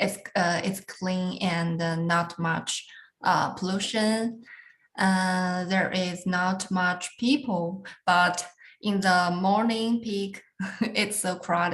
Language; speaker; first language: English; non-native, learner; Chinese